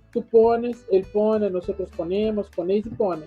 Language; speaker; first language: Spanish; non-native, fluent; Portuguese